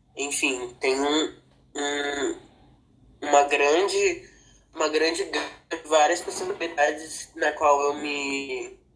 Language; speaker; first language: Portuguese; non-native, local second language; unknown